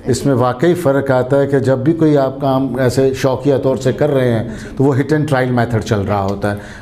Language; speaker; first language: Hindi; native; Hindi